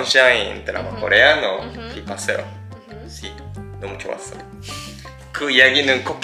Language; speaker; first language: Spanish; non-native, learner; Japanese